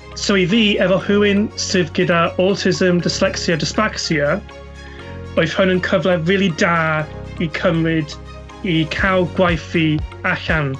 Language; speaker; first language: Welsh; non-native, local second language; English